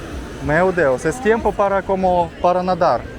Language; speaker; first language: Portuguese; non-native, learner; Russian